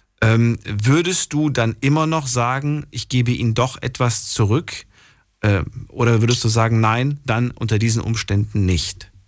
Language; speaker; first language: German; native; German